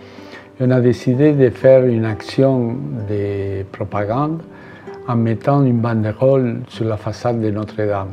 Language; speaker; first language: French; non-native, fluent; Spanish